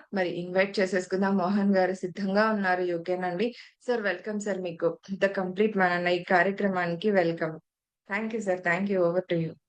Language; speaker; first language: Telugu; native; Telugu